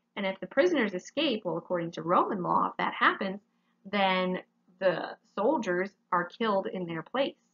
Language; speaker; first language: English; native; English